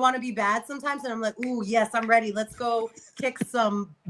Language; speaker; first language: English; native; English